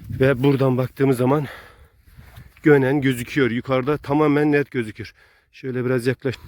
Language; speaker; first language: Turkish; native; Turkish